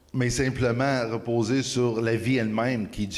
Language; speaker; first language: French; native; French